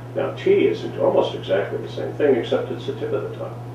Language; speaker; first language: English; native; English